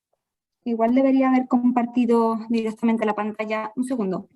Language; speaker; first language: Spanish; native; Spanish